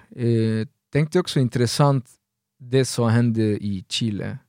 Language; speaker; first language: Swedish; non-native, fluent; Spanish